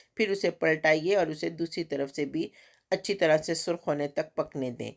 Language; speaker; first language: Urdu; native; Urdu